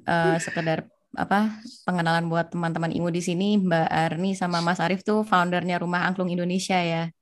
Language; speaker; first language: Indonesian; native; Indonesian